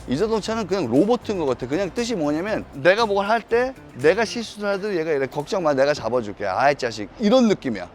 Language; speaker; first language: Korean; early bilingual, heritage; Korean